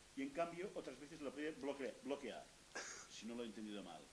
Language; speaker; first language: Spanish; non-native, local second language; Catalan